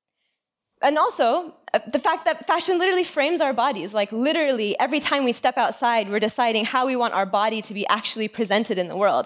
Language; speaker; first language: English; native; English